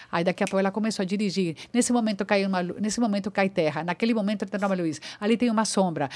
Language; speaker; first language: Portuguese; non-native, fluent; Spanish